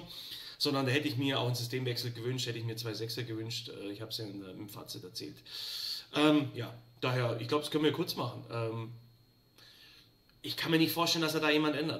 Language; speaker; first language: German; native; German